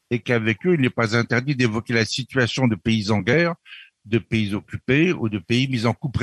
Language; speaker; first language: French; native; French